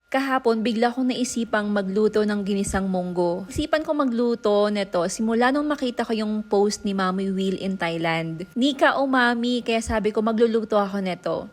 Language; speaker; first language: Filipino; non-native, local second language; Romany